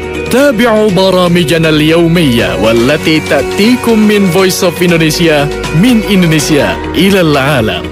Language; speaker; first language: Arabic; non-native, fluent; Indonesian